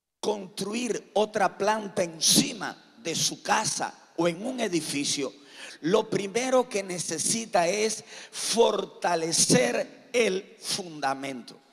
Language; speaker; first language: Spanish; native; Spanish